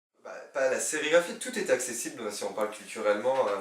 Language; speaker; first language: French; native; French